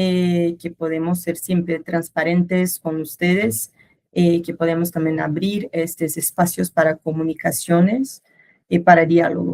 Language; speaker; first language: Spanish; non-native, learner; Portuguese